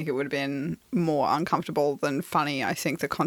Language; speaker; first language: English; native; English